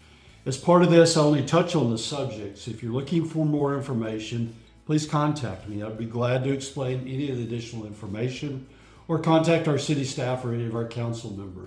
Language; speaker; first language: English; native; English